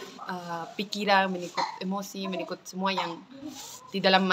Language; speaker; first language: Indonesian; non-native, fluent; Spanish